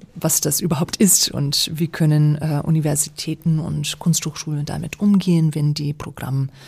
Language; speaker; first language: German; non-native, fluent; English